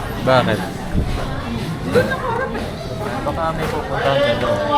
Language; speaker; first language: Filipino; native; Filipino